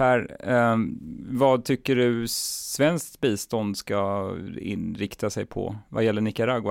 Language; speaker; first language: Swedish; native; Swedish